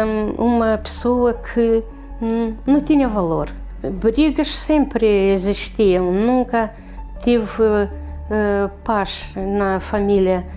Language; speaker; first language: Portuguese; non-native, fluent; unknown